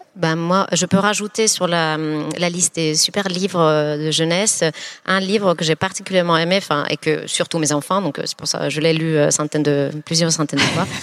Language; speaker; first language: French; non-native, fluent; Finnish